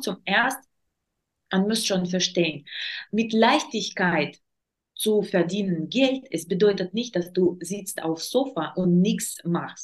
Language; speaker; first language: German; non-native, learner; Russian